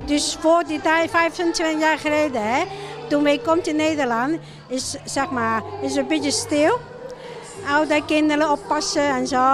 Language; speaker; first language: Dutch; non-native, learner; Cantonese